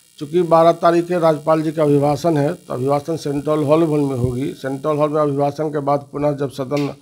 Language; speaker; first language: Hindi; native; Hindi